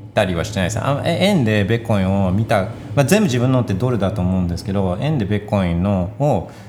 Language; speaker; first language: Japanese; early bilingual, heritage; Japanese